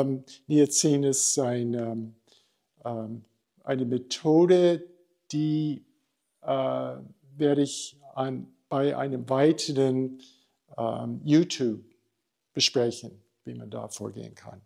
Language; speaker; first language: German; non-native, fluent; English